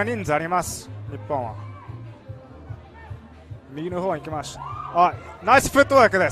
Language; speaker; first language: Japanese; non-native, learner; English